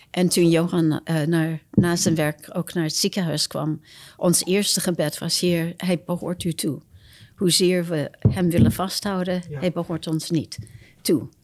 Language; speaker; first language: Dutch; non-native, fluent; English